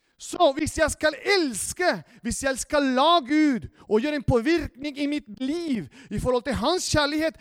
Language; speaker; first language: Norwegian; non-native, fluent; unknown